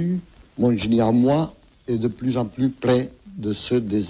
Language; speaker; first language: French; non-native, fluent; Catalan